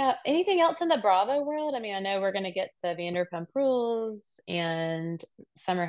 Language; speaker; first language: English; native; English